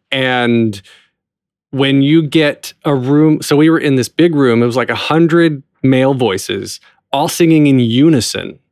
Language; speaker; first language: English; native; English